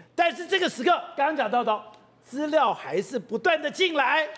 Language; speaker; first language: Chinese; native; Chinese